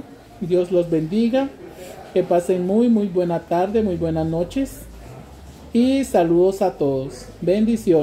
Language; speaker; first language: Spanish; native; Spanish